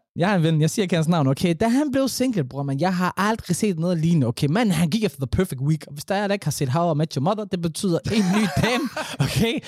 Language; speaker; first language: Danish; early bilingual, other home language; Somali